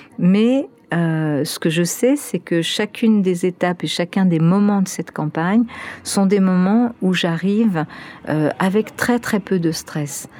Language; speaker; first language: French; early bilingual, other home language; Spanish